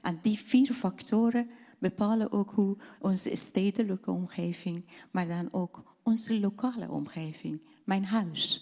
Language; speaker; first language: Dutch; non-native, fluent; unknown